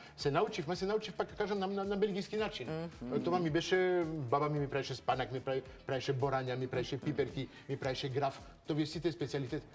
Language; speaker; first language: Macedonian; non-native, fluent; Dutch